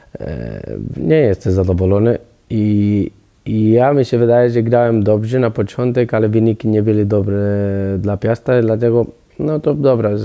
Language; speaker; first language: Polish; non-native, learner; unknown